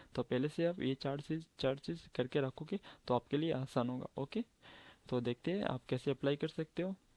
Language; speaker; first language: Hindi; non-native, local second language; Bangla